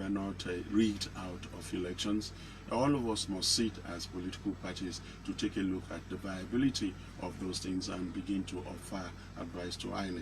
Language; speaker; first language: English; non-native, local second language; Yoruba